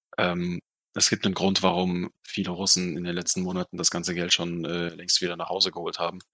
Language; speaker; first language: German; non-native, fluent; Russian